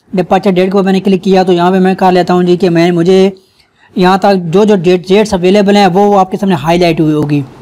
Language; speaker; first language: Urdu; non-native, local second language; Punjabi